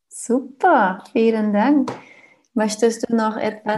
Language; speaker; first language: German; non-native, learner; French